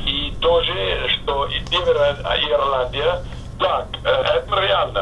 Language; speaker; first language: Russian; non-native, fluent; English